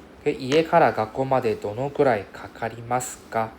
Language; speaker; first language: Japanese; non-native, learner; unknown